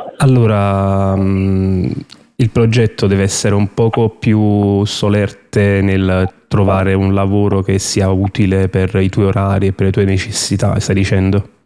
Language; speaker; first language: Italian; native; Italian